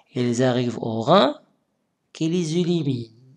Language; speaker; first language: French; non-native, local second language; Arabic